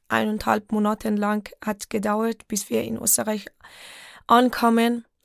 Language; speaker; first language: German; non-native, fluent; Persian